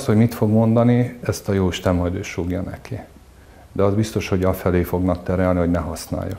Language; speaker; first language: Hungarian; native; Hungarian